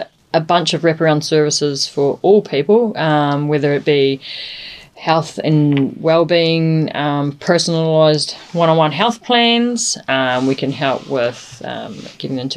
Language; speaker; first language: English; native; English